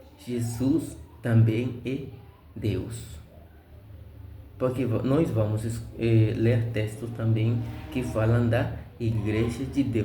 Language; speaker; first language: Portuguese; non-native, fluent; Spanish